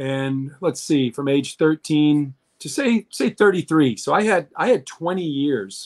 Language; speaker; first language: English; native; English